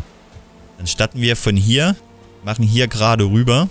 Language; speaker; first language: German; native; German